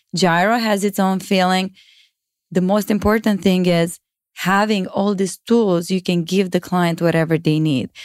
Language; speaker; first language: English; non-native, fluent; Romanian